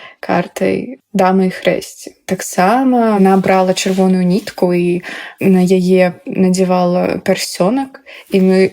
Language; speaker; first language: Belarusian; native; Belarusian